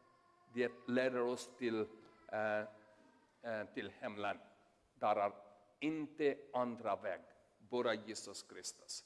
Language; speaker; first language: Swedish; non-native, learner; Urdu